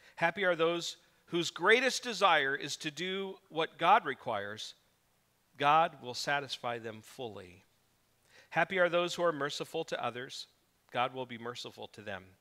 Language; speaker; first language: English; native; English